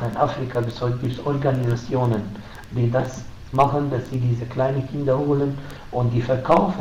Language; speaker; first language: German; non-native, fluent; Arabic